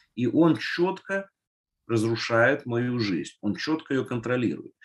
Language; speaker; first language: Russian; native; Russian